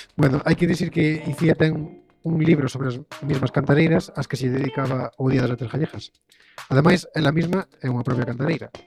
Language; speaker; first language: Galician; non-native, local second language; Spanish